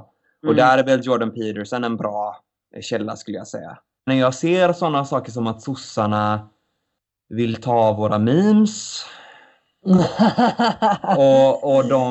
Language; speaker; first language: Swedish; native; Swedish